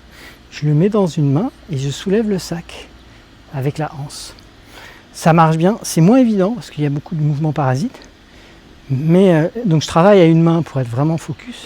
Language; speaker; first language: French; native; French